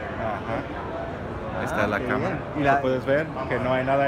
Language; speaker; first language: Spanish; early bilingual, heritage; Spanish